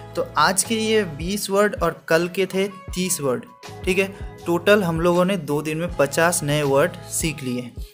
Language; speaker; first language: Hindi; non-native, local second language; Bangla